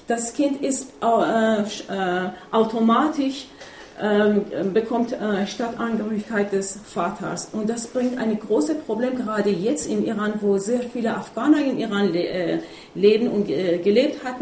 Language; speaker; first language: German; non-native, fluent; Persian